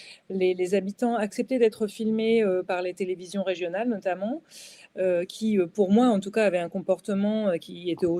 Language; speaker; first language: French; native; French